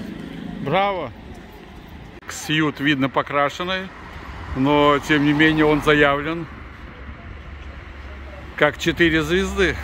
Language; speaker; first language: Russian; native; Russian